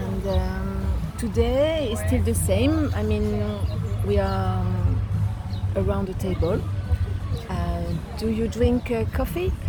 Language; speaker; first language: English; non-native, fluent; French